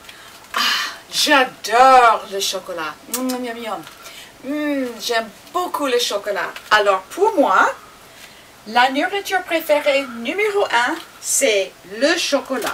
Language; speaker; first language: French; non-native, fluent; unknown